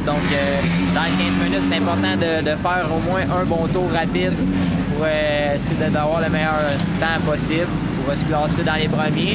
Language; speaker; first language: French; native; French